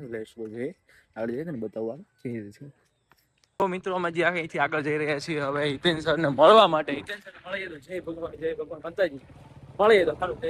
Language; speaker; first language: Gujarati; native; Gujarati